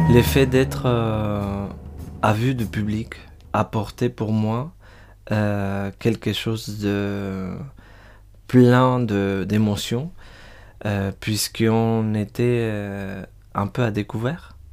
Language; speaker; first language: French; non-native, fluent; Spanish